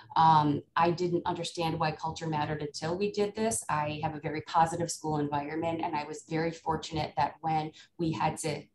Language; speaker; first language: English; native; English